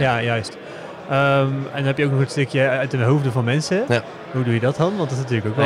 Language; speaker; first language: Dutch; native; Dutch